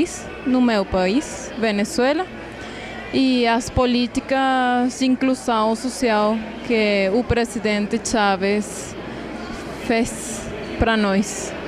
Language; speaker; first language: Portuguese; non-native, fluent; Spanish